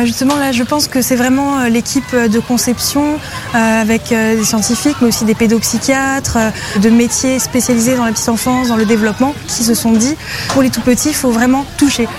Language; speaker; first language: French; native; French